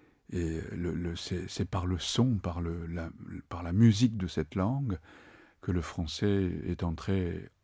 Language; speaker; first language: French; non-native, fluent; Japanese